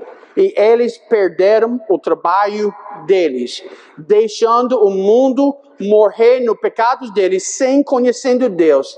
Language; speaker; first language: Portuguese; non-native, fluent; English